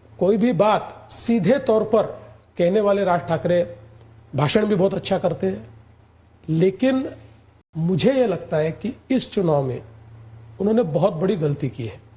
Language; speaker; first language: Hindi; non-native, local second language; Marathi